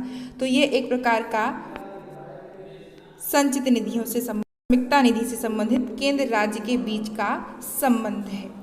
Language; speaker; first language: Hindi; native; Hindi